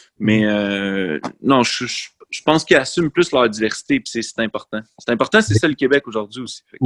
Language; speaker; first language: French; native; French